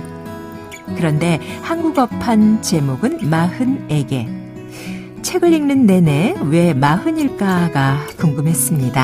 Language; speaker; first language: Korean; native; Korean